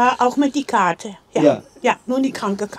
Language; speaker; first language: German; non-native, learner; Dutch